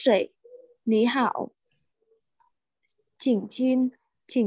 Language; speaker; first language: Chinese; non-native, learner; Vietnamese